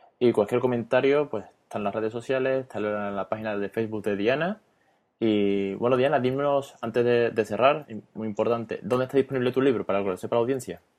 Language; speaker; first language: Spanish; native; Spanish